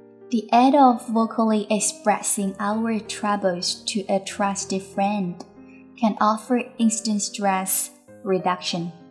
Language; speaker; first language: English; non-native, fluent; Chinese